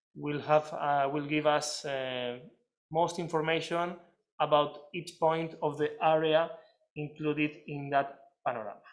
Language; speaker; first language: English; non-native, fluent; Spanish